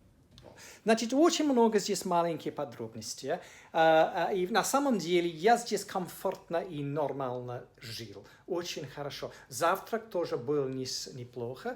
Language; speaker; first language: Russian; non-native, fluent; English